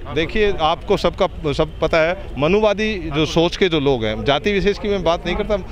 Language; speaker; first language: Hindi; native; Hindi